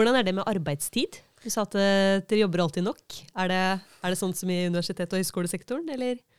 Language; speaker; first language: Norwegian; native; Norwegian